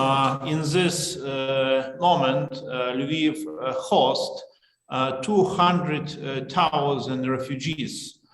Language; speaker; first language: English; non-native, learner; Ukrainian